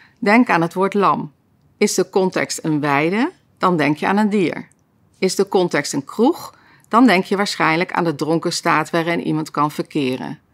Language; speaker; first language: Dutch; native; Dutch